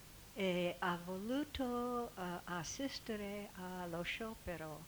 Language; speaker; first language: Italian; non-native, fluent; English